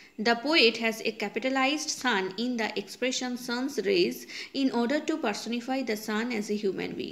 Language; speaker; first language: English; non-native, local second language; Bangla